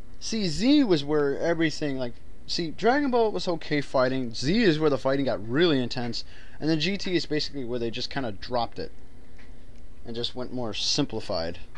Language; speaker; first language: English; native; English